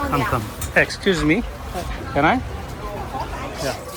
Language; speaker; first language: English; non-native, learner; Hindi